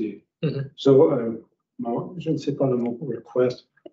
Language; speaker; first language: French; non-native, learner; English